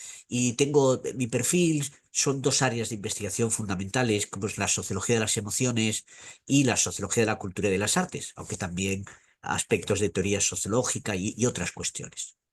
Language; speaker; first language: Spanish; native; Spanish